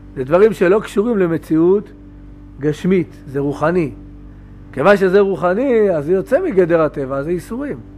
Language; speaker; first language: Hebrew; native; Hebrew